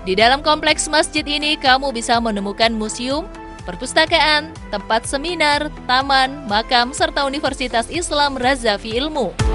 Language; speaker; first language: Indonesian; native; Indonesian